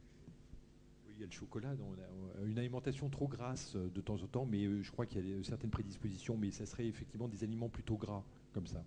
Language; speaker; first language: French; native; French